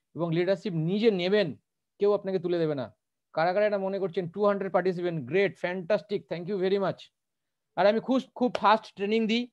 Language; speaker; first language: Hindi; non-native, local second language; Bangla